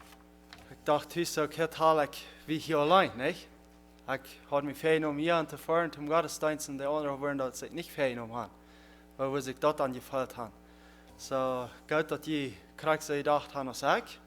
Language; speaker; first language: German; non-native, learner; Plautdietsch